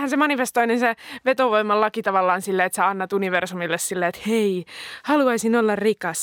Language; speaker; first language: Finnish; native; Finnish